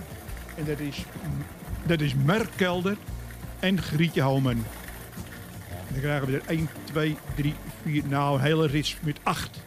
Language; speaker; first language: Dutch; native; Dutch